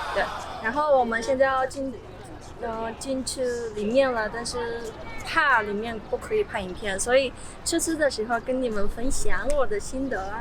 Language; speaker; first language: Chinese; non-native, learner; Mongolian